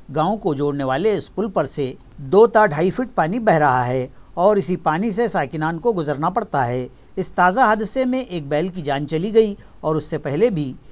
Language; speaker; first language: Urdu; native; Urdu